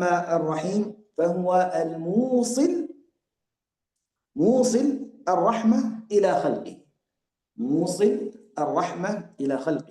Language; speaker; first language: Arabic; native; Arabic